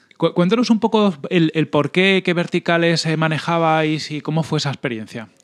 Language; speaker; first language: Spanish; native; Spanish